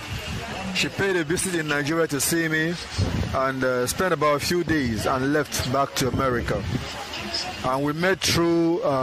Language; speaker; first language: English; non-native, local second language; Igbo